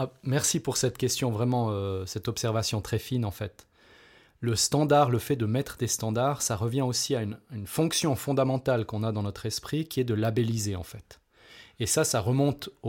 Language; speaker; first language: French; native; French